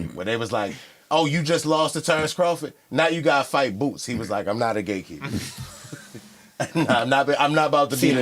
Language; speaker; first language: English; native; English